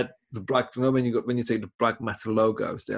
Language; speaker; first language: English; non-native, fluent; Czech